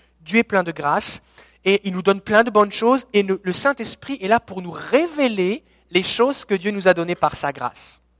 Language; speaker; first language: French; native; French